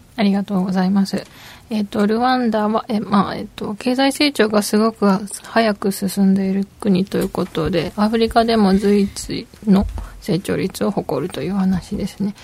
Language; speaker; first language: Japanese; native; Japanese